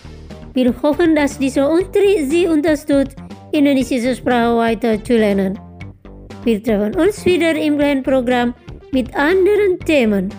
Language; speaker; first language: German; non-native, fluent; Indonesian